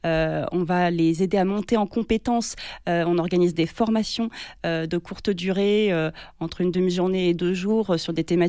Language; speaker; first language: French; native; French